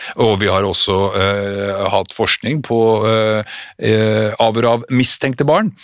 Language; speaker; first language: Norwegian; native; Norwegian